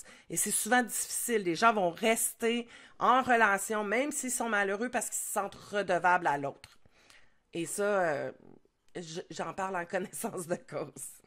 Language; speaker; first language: French; native; French